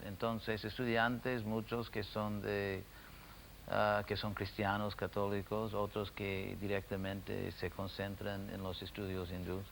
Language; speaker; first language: Spanish; non-native, fluent; English